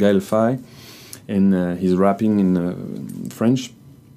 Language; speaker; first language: English; non-native, fluent; French